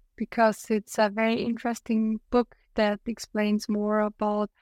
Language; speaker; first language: English; non-native, fluent; German